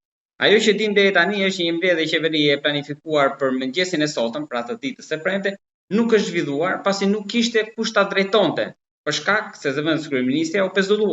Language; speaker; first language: Albanian; native; Albanian